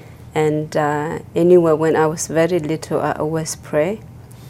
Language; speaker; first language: English; non-native, fluent; Chinese